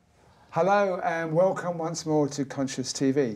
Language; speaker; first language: English; native; English